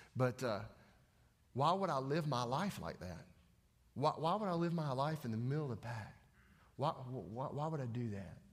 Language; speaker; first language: English; native; English